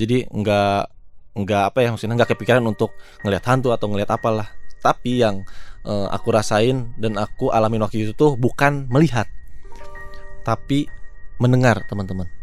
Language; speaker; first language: Indonesian; native; Indonesian